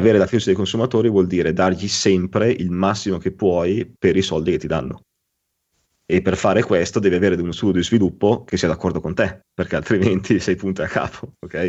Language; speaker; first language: Italian; native; Italian